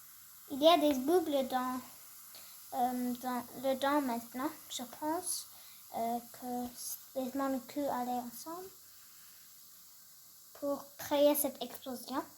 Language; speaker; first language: French; non-native, learner; English